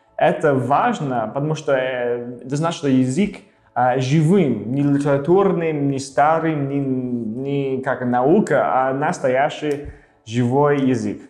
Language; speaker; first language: Russian; non-native, fluent; English